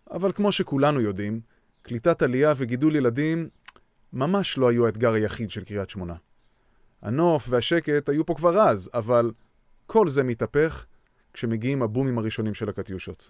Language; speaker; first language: Hebrew; native; Hebrew